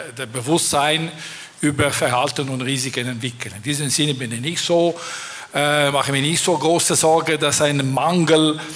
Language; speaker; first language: German; non-native, fluent; French